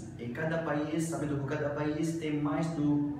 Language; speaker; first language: Portuguese; non-native, learner; Arabic